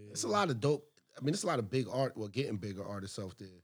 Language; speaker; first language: English; native; English